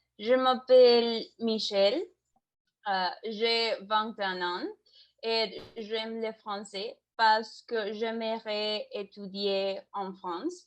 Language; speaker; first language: French; non-native, learner; Spanish